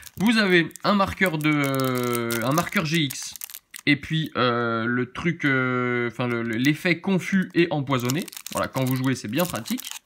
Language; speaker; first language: French; native; French